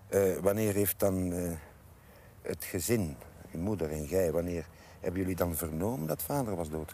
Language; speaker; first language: Dutch; native; Dutch